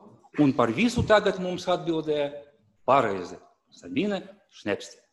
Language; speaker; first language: Latvian; non-native, local second language; Russian